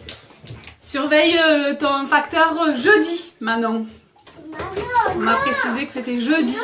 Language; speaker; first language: French; native; French